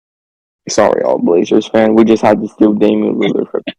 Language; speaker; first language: English; native; English